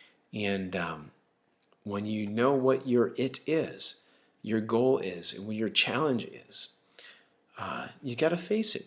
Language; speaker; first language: English; native; English